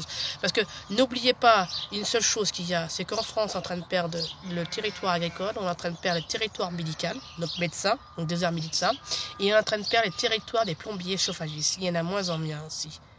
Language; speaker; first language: French; native; French